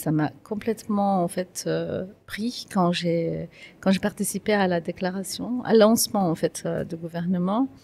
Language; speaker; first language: French; non-native, fluent; Kurdish